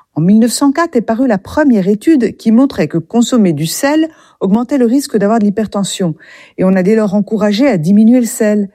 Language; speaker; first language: French; native; French